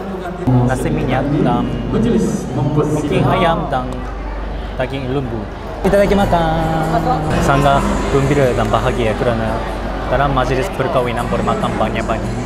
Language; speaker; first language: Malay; non-native, learner; Japanese